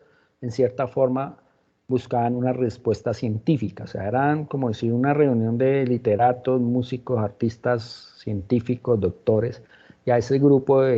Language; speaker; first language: Spanish; native; Spanish